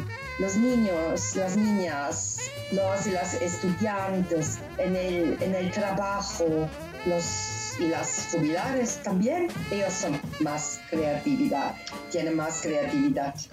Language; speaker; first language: Spanish; non-native, learner; German